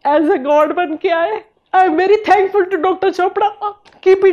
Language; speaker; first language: Hindi; native; Hindi